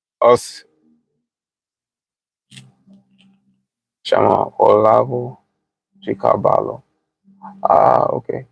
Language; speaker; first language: Portuguese; non-native, fluent; English